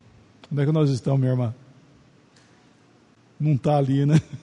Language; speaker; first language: Portuguese; native; Portuguese